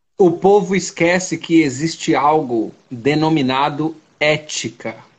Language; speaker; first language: Portuguese; native; Portuguese